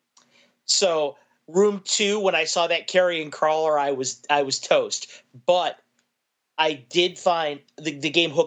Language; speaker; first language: English; native; English